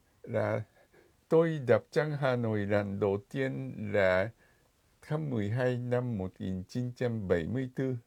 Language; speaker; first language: Vietnamese; non-native, fluent; Japanese